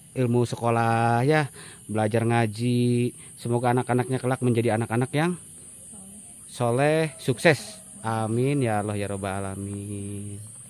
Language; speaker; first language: Indonesian; native; Indonesian